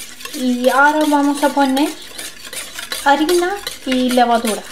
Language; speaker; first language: Spanish; non-native, learner; Turkish